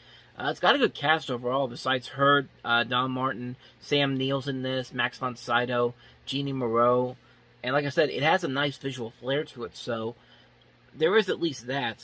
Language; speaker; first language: English; native; English